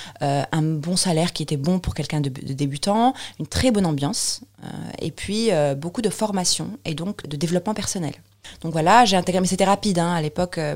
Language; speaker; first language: French; non-native, local second language; Arabic